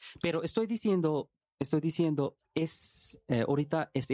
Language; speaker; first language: Spanish; non-native, learner; Bangla